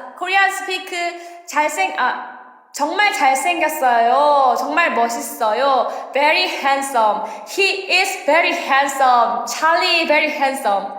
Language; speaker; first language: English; non-native, learner; Korean